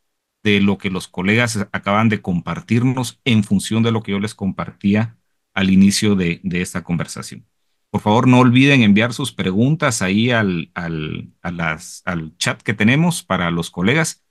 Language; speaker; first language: Spanish; native; Spanish